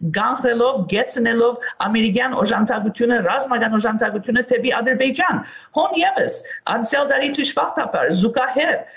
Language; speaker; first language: Armenian; early bilingual, heritage; Armenian